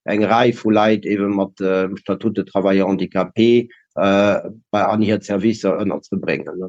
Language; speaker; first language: Luxembourgish; native; Luxembourgish